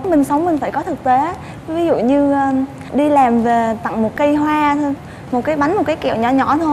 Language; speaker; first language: Vietnamese; native; Vietnamese